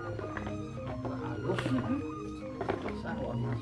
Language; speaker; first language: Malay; non-native, local second language; Balinese